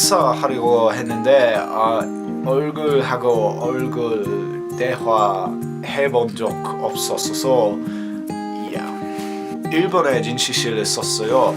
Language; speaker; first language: Korean; non-native, learner; English